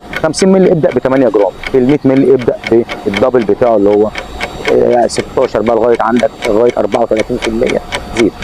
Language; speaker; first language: Arabic; native; Arabic